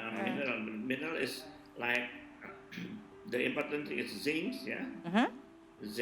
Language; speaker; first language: English; non-native, learner; Indonesian